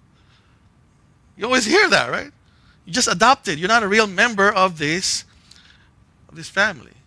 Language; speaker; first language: English; non-native, local second language; Filipino